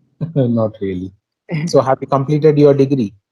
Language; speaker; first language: English; non-native, local second language; Tamil